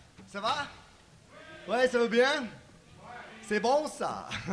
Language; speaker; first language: French; non-native, learner; English